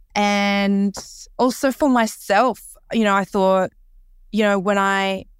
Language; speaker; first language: English; early bilingual, other home language; Korean